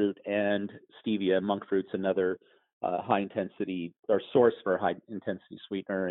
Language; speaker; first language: English; native; English